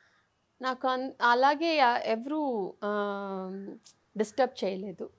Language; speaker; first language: Telugu; non-native, learner; Tamil